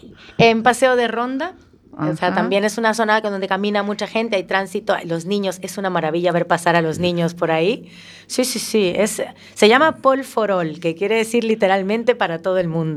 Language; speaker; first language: Spanish; native; Spanish